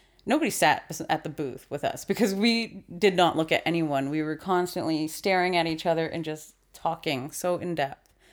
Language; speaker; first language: English; native; English